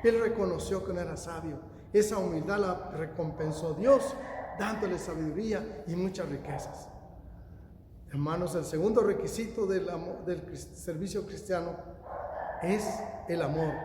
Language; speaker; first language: Spanish; native; Spanish